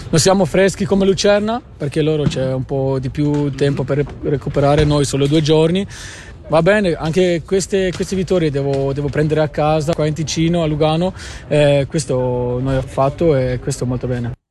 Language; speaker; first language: Italian; non-native, learner; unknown